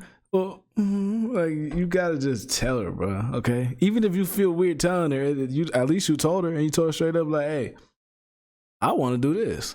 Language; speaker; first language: English; native; English